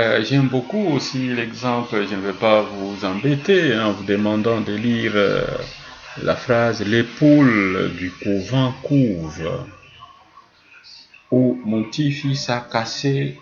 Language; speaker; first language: French; non-native, local second language; Swahili